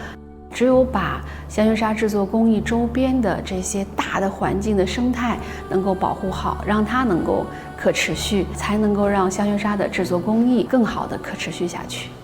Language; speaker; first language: Chinese; native; Chinese